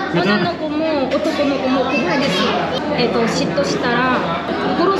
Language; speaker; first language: Japanese; non-native, learner; Vietnamese